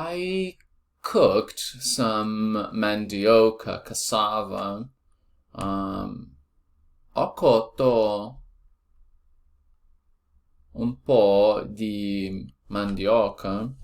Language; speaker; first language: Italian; non-native, learner; Portuguese